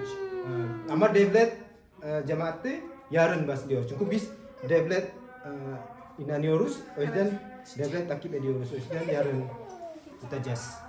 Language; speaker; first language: Turkish; non-native, learner; Indonesian